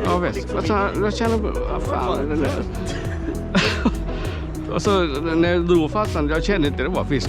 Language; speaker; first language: Swedish; non-native, fluent; Vietnamese